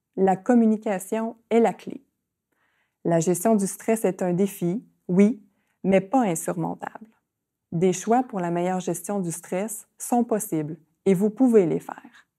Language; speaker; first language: French; native; French